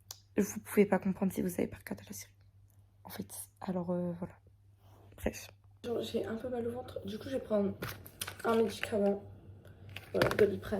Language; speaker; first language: French; native; French